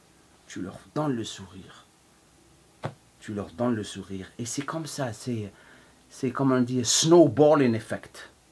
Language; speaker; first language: French; non-native, fluent; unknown